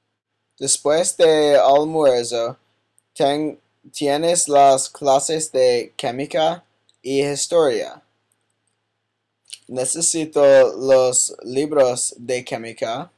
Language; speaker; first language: Spanish; non-native, learner; English